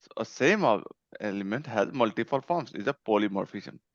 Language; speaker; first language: English; non-native, local second language; Nepali